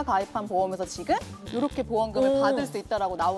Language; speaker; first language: Korean; native; Korean